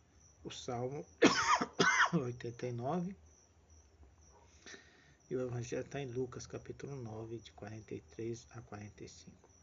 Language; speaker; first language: Portuguese; native; Portuguese